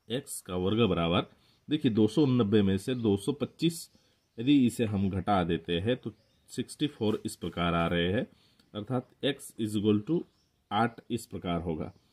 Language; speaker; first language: Hindi; non-native, local second language; Marathi